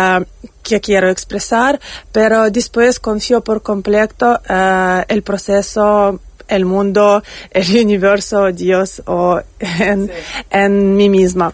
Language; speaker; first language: Spanish; non-native, fluent; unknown